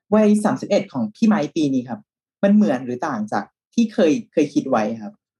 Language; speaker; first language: Thai; native; Thai